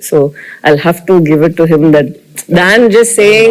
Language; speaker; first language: Telugu; non-native, fluent; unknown